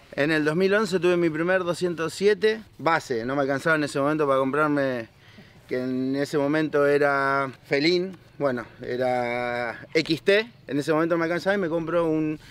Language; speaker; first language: Spanish; native; Spanish